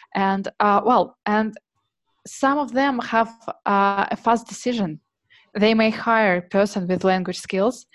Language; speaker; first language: English; non-native, fluent; Russian